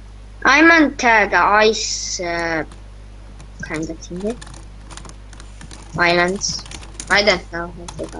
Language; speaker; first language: English; non-native, learner; Estonian